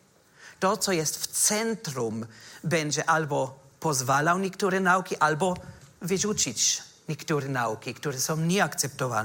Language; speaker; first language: Polish; non-native, fluent; German